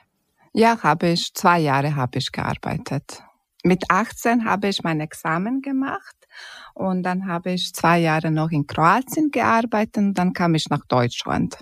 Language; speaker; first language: German; non-native, fluent; Croatian